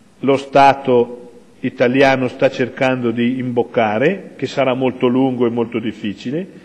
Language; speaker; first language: Italian; native; Italian